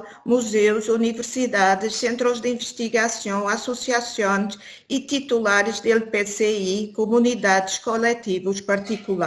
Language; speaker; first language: Spanish; non-native, learner; Portuguese